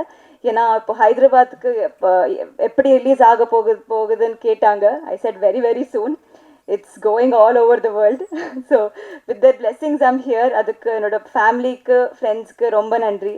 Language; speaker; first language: Tamil; non-native, learner; Telugu